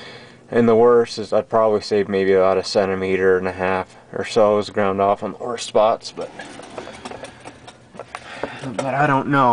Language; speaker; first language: English; native; English